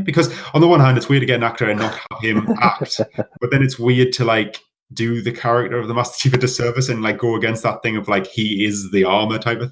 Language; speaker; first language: English; native; English